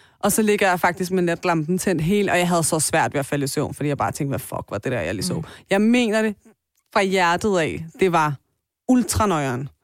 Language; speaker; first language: Danish; early bilingual, other home language; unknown